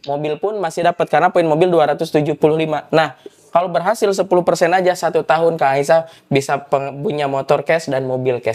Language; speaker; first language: Indonesian; native; Indonesian